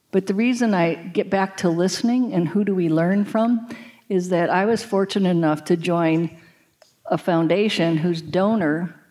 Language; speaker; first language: English; native; English